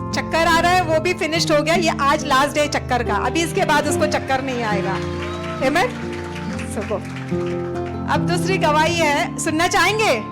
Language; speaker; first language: Hindi; non-native, local second language; Marathi